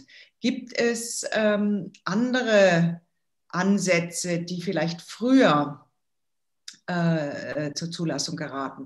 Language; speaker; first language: German; native; German